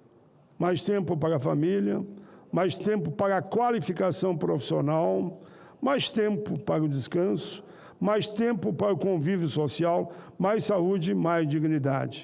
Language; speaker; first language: Portuguese; native; Portuguese